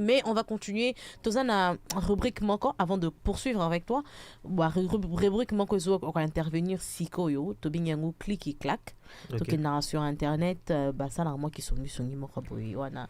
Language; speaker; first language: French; non-native, local second language; Lingala